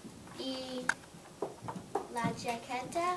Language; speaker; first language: Spanish; non-native, learner; English